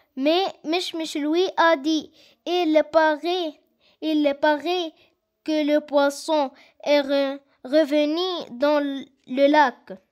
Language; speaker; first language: French; non-native, learner; Arabic